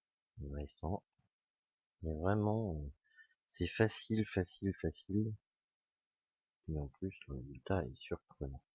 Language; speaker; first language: French; native; French